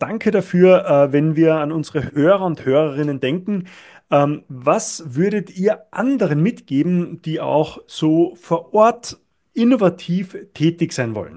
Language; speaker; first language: German; native; German